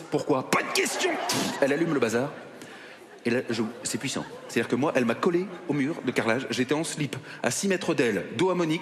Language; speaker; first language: French; native; French